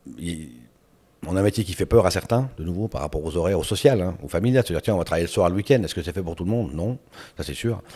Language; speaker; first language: French; native; French